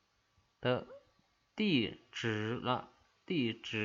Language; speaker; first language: Chinese; non-native, fluent; Lao